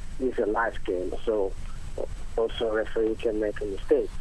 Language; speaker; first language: English; non-native, learner; Italian